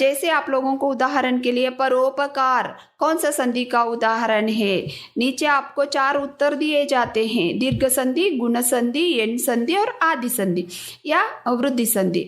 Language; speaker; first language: Hindi; non-native, local second language; Kannada